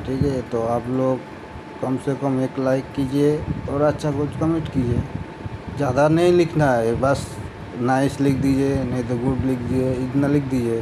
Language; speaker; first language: Hindi; non-native, local second language; Bangla